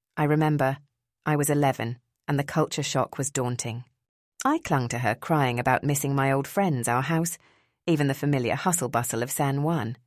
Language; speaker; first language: English; early bilingual, other home language; Spanish